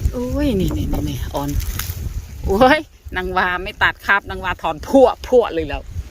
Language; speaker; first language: Thai; native; Thai